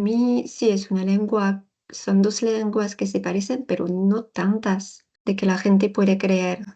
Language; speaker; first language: Spanish; non-native, learner; French